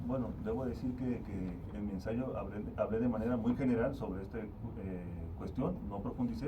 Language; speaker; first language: Spanish; native; Spanish